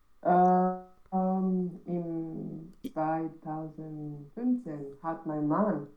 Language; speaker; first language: German; non-native, learner; Romanian